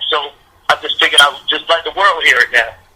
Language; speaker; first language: English; native; English